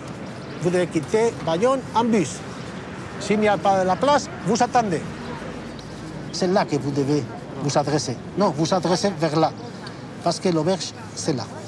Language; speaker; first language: French; non-native, fluent; Spanish